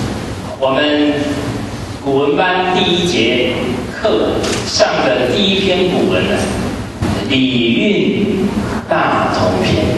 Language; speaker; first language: Chinese; native; Chinese